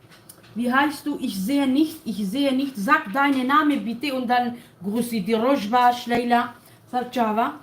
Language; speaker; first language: German; non-native, learner; Kurdish